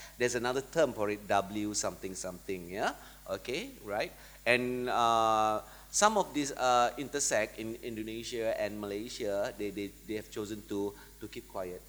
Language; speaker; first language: English; non-native, local second language; Malay